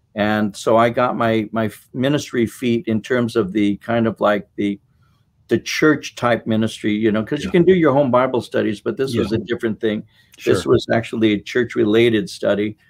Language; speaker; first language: English; native; English